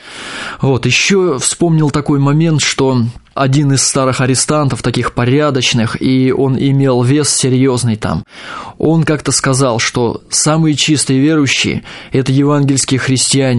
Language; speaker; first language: Russian; native; Russian